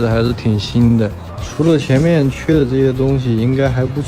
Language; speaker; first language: Chinese; native; Chinese